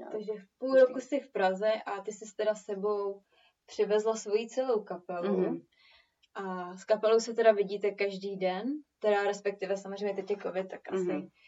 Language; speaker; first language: Czech; native; Czech